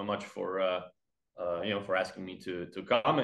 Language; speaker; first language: English; non-native, fluent; Spanish